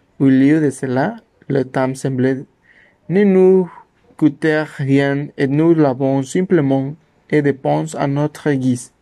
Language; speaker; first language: French; non-native, learner; Spanish